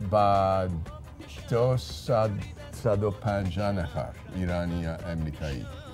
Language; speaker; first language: Persian; non-native, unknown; English